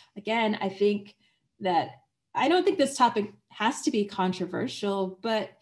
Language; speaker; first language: English; native; English